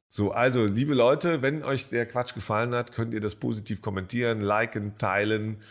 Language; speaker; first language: German; native; German